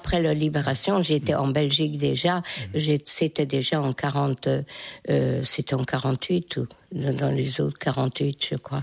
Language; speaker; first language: French; non-native, fluent; Hungarian